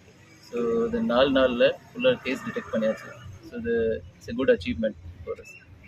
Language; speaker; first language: Tamil; non-native, fluent; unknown